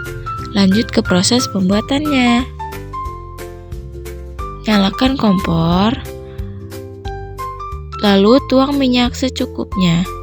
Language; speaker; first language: Indonesian; native; Indonesian